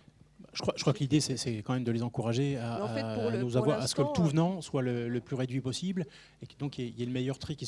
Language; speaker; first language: French; native; French